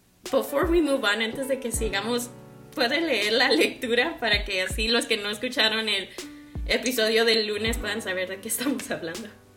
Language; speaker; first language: Spanish; early bilingual, heritage; Spanish